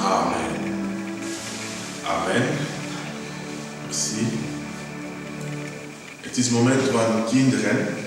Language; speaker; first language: Dutch; non-native, learner; French